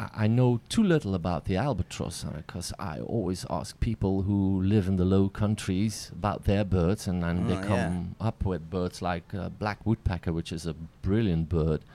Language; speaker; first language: English; non-native, fluent; Dutch